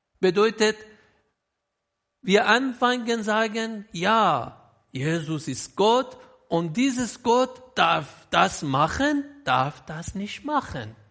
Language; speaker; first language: German; non-native, learner; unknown